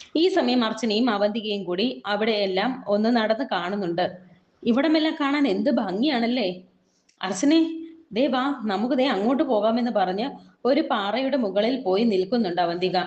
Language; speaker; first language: Malayalam; native; Malayalam